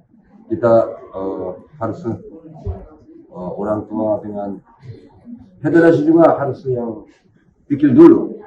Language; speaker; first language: Indonesian; non-native, learner; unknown